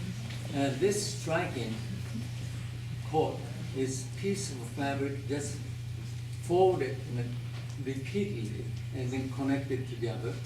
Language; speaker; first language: English; non-native, fluent; Japanese